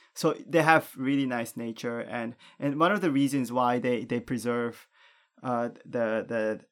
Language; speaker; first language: English; non-native, fluent; Japanese